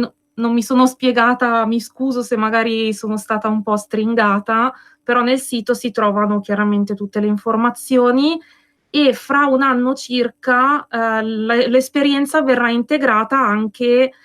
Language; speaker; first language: Italian; native; Italian